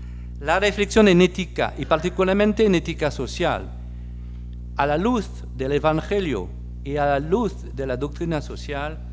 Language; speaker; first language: Spanish; non-native, fluent; French